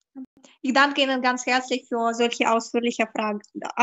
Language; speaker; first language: German; non-native, fluent; Russian